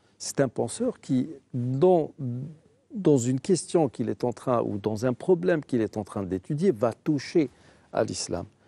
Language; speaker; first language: French; non-native, local second language; Arabic